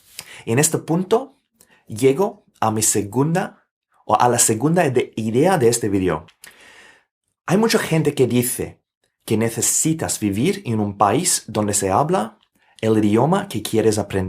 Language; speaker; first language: Spanish; non-native, fluent; English